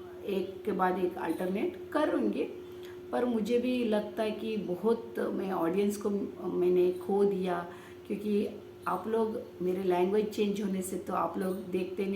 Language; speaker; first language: Hindi; non-native, local second language; Kannada